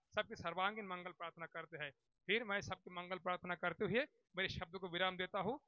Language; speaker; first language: Hindi; non-native, local second language; Bangla